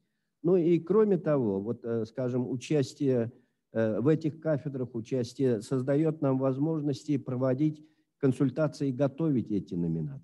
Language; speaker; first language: Russian; native; Russian